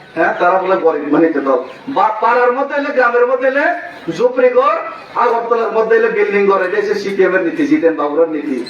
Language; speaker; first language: Bangla; non-native, local second language; Kok Borok